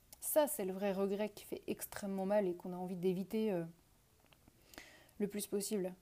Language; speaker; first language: French; native; French